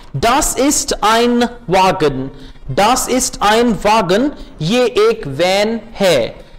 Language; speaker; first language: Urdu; native; Urdu